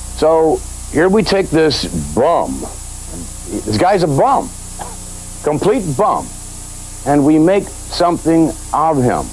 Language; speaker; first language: English; native; English